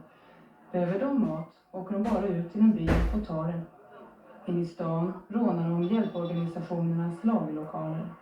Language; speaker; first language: Swedish; native; Swedish